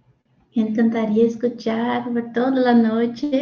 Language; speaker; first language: Spanish; non-native, learner; Portuguese